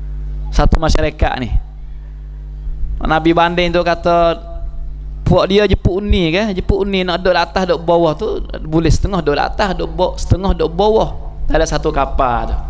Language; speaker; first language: Malay; native; Malay